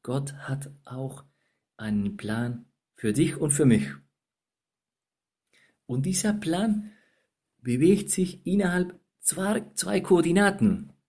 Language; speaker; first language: German; non-native, fluent; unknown